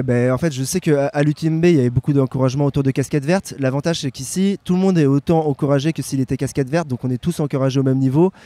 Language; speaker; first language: French; native; French